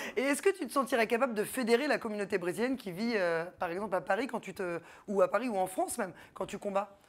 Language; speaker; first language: French; native; French